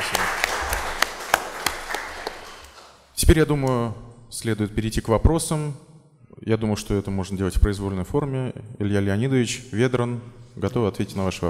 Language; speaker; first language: Russian; native; Russian